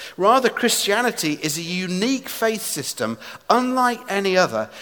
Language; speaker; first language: English; native; English